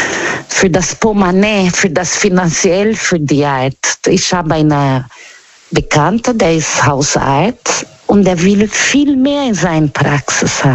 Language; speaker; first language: German; non-native, learner; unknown